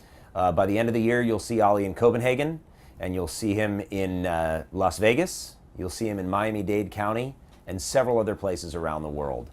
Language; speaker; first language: English; native; English